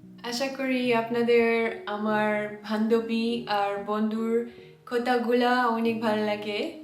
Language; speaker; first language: Bangla; non-native, learner; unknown